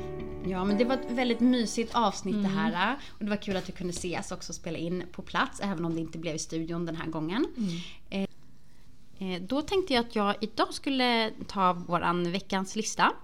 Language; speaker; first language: Swedish; native; Swedish